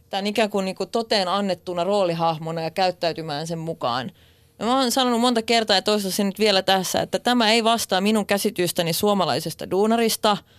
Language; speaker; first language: Finnish; non-native, local second language; Swedish